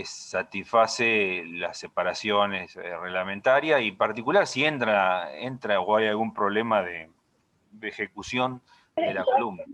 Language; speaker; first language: Spanish; native; Spanish